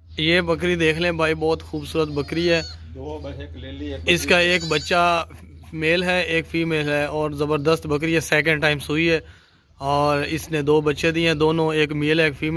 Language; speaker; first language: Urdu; non-native, local second language; Punjabi